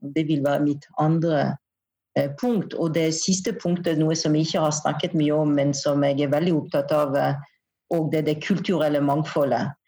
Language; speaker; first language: Norwegian; non-native, fluent; French